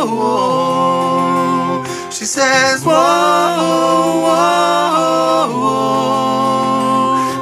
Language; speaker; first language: Slovak; non-native, fluent; English